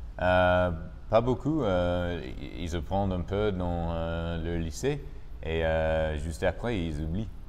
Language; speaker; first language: French; non-native, learner; English